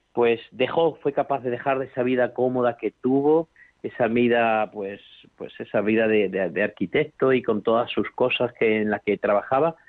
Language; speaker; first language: Spanish; native; Spanish